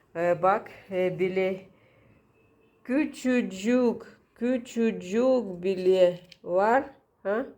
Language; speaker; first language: Turkish; non-native, learner; Russian